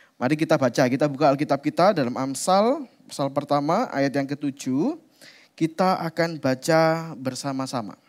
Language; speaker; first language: Indonesian; native; Indonesian